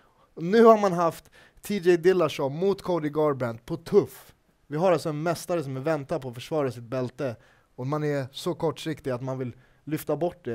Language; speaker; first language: Swedish; native; Swedish